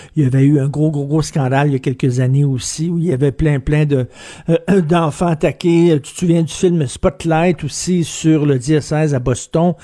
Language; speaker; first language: French; native; French